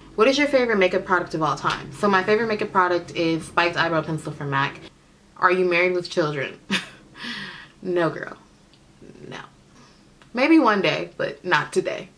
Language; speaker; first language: English; native; English